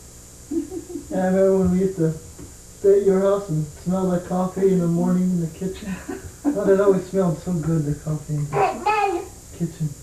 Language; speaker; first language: English; native; English